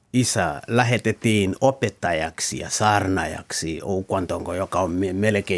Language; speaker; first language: Finnish; non-native, fluent; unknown